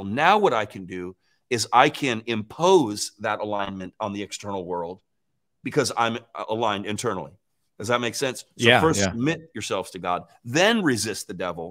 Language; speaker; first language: English; native; English